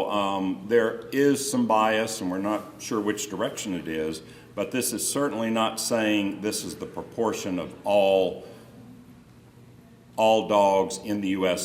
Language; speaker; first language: English; native; English